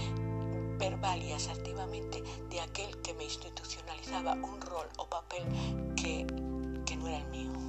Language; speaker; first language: Spanish; native; Spanish